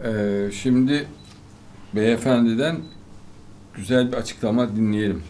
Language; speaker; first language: Turkish; native; Turkish